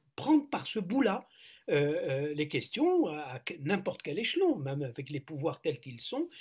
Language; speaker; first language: French; non-native, local second language; Arabic